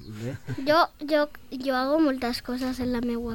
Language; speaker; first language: Catalan; non-native, local second language; Spanish